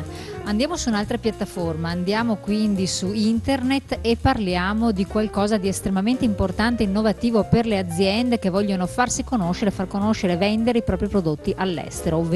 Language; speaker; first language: Italian; native; Italian